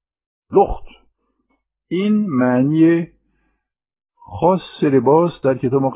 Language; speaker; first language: Persian; non-native, fluent; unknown